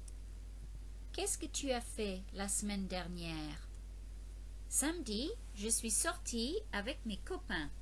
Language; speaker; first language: French; non-native, fluent; English